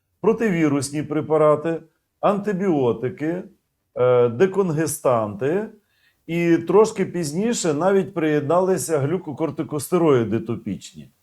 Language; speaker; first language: Ukrainian; native; Ukrainian